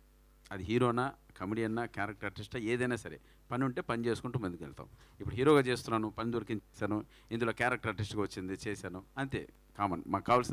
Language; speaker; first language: Telugu; native; Telugu